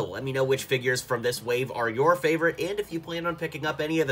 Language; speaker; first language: English; native; English